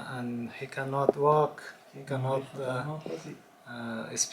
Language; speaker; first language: English; non-native, learner; Hazaragi